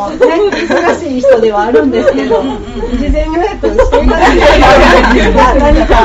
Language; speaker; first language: Japanese; native; Japanese